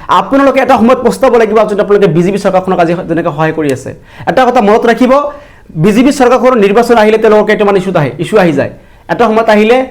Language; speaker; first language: Assamese; non-native, local second language; Bangla